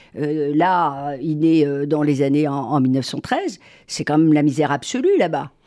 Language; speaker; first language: French; native; French